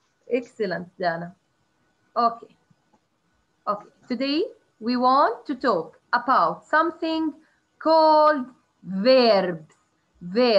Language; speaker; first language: English; non-native, learner; Arabic